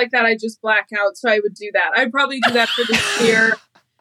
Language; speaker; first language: English; native; English